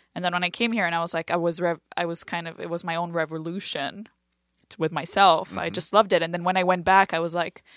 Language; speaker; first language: English; non-native, fluent; French